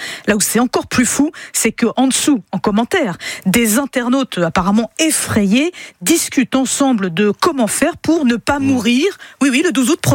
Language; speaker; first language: French; native; French